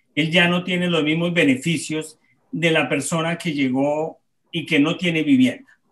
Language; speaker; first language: Spanish; native; Spanish